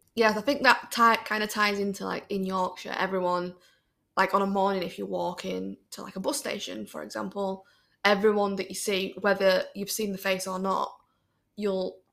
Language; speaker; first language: English; native; English